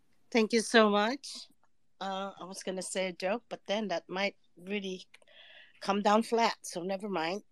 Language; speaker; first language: English; non-native, local second language; Filipino